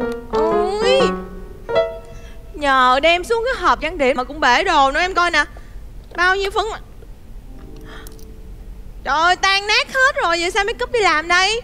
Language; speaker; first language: Vietnamese; native; Vietnamese